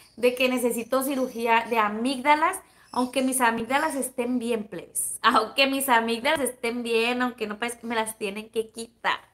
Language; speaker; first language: Spanish; native; Spanish